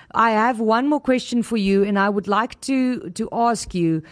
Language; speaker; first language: English; non-native, local second language; Afrikaans